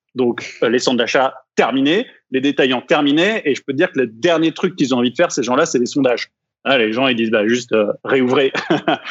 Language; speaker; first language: French; native; French